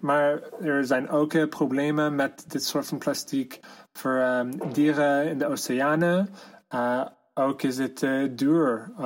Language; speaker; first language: Dutch; non-native, fluent; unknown